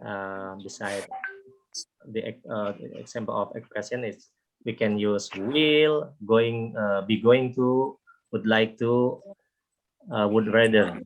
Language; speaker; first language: English; non-native, local second language; Indonesian